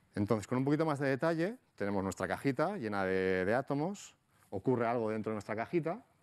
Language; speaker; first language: Spanish; native; Spanish